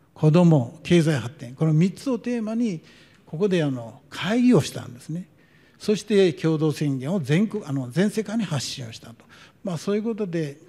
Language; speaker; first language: Japanese; native; Japanese